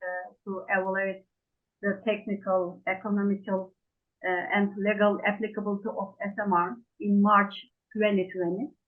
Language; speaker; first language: English; non-native, fluent; Turkish